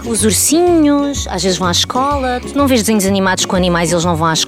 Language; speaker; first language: Portuguese; native; Portuguese